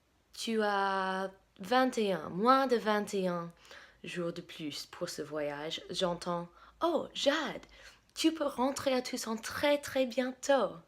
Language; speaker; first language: French; non-native, fluent; English